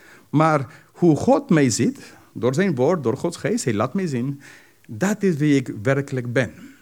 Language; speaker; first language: Dutch; non-native, fluent; English